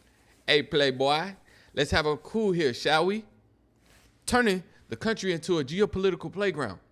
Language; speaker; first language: English; native; English